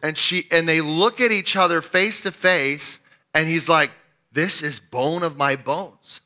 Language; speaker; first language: English; native; English